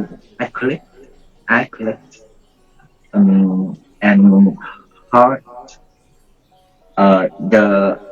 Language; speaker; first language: English; non-native, learner; Vietnamese